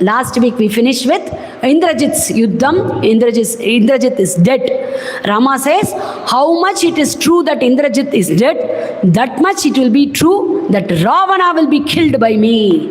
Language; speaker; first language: English; non-native, local second language; Tamil